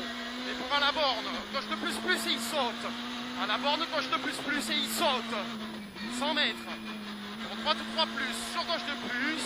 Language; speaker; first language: French; native; French